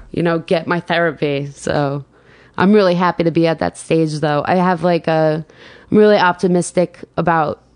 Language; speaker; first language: English; native; English